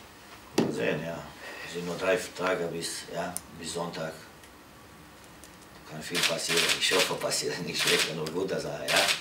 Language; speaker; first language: German; non-native, learner; Romanian